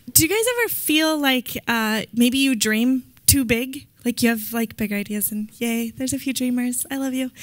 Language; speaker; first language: English; native; English